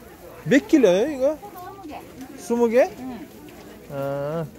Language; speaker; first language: Korean; non-native, learner; Kyrgyz